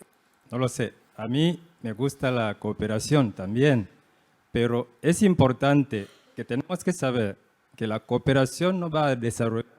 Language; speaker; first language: Spanish; non-native, fluent; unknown